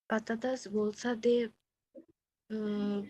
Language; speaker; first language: Spanish; non-native, learner; Bangla